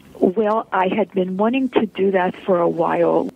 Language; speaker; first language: English; early bilingual, heritage; Polish